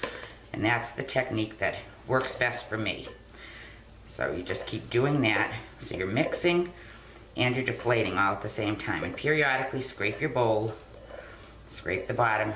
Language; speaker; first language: English; native; English